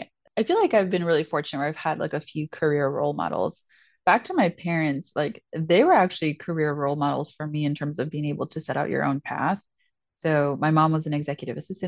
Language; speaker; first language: English; native; English